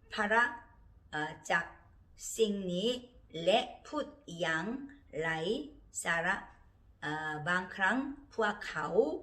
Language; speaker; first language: Thai; non-native, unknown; Korean